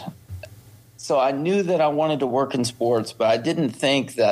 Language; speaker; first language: English; native; English